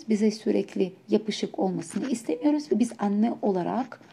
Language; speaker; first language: Turkish; non-native, fluent; Russian